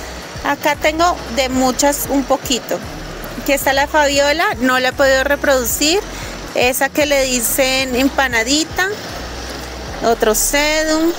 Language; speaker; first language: Spanish; native; Spanish